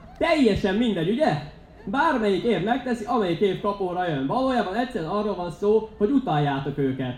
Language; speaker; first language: Hungarian; native; Hungarian